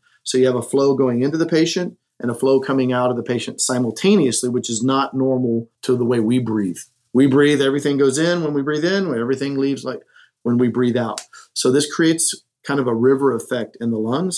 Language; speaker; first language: English; native; English